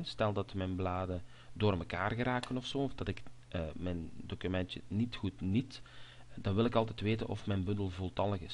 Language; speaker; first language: Dutch; native; Dutch